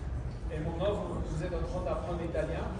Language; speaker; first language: French; non-native, fluent; Portuguese